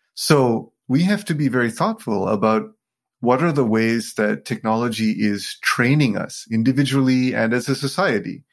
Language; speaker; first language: English; non-native, local second language; Sinhala